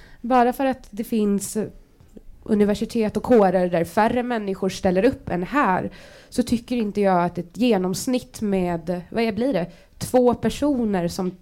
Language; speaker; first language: Swedish; native; Swedish